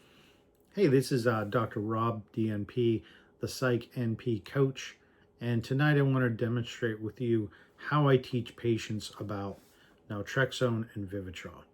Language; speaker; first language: English; native; English